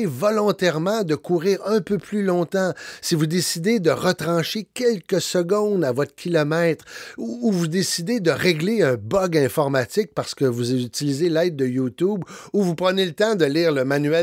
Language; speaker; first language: French; native; French